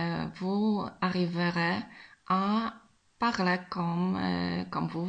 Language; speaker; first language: French; non-native, learner; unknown